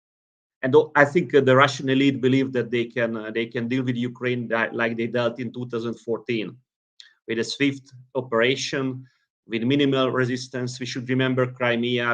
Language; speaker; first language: English; non-native, fluent; Hungarian